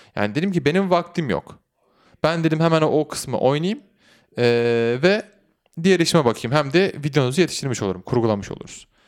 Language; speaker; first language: Turkish; native; Turkish